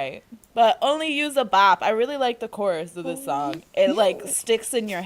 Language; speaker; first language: English; native; English